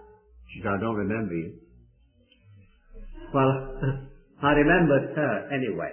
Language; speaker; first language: English; native; English